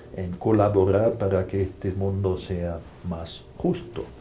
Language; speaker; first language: Spanish; non-native, fluent; German